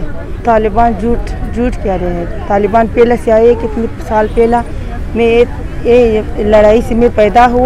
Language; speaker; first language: Hindi; non-native, learner; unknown